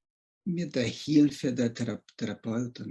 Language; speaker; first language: German; non-native, learner; Spanish